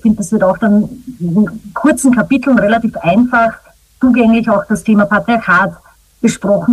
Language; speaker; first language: German; native; German